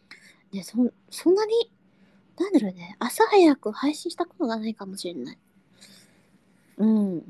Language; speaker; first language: Japanese; non-native, learner; Indonesian